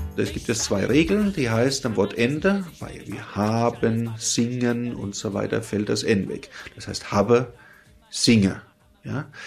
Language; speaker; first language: German; native; German